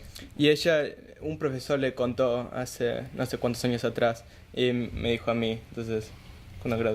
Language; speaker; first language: Spanish; early bilingual, heritage; Spanish